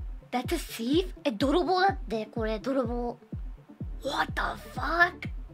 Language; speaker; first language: English; non-native, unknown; Japanese